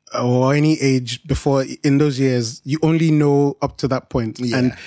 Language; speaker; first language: English; non-native, local second language; Yoruba